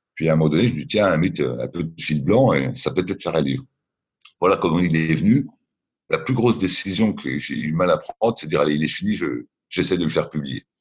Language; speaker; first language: French; native; French